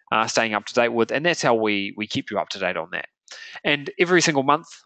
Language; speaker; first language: English; native; English